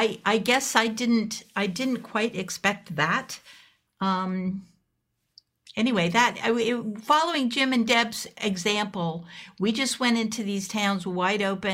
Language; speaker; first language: English; native; English